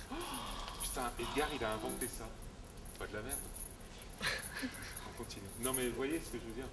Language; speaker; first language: French; native; French